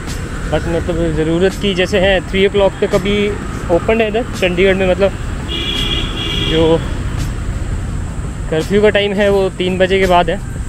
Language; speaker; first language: Hindi; native; Hindi